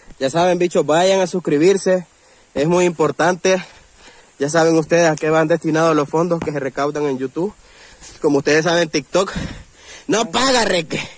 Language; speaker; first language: Spanish; native; Spanish